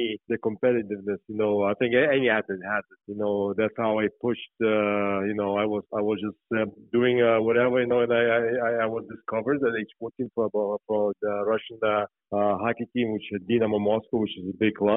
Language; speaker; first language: English; non-native, fluent; Lithuanian